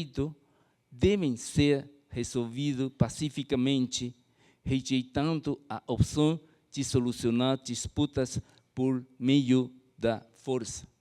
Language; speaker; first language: Portuguese; non-native, fluent; Chinese